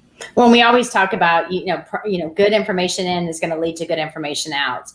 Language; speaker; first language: English; native; English